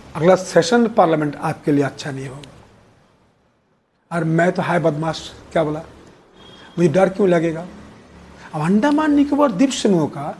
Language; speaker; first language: Hindi; non-native, local second language; Bangla